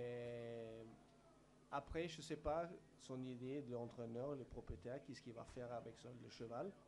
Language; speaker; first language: French; non-native, fluent; Swedish